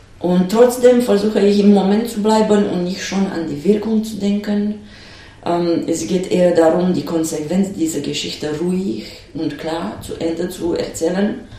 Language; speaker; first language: German; non-native, fluent; Romanian